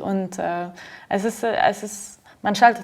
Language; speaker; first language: German; non-native, fluent; Arabic